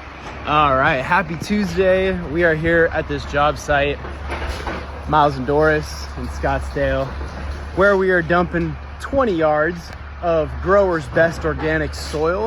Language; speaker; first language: English; native; English